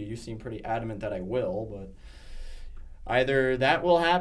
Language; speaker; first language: English; native; English